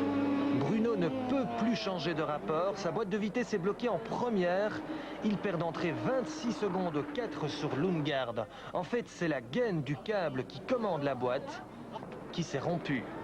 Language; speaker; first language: French; native; French